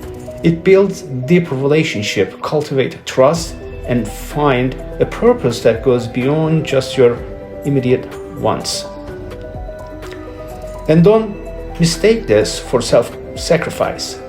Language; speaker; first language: English; non-native, fluent; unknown